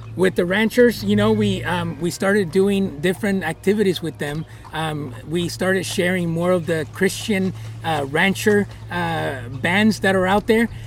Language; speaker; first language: English; early bilingual, other home language; Spanish